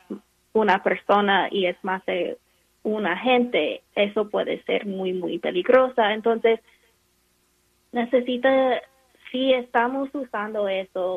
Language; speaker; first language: Spanish; non-native, fluent; English